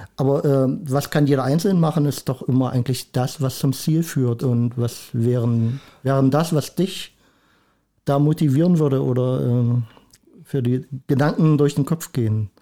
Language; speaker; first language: German; native; German